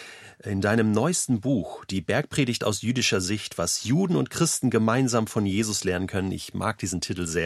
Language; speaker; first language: German; native; German